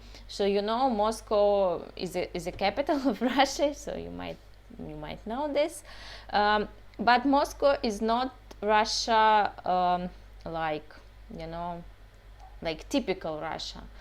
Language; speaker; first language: English; non-native, fluent; Russian